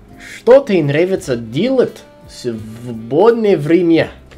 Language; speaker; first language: Russian; non-native, learner; English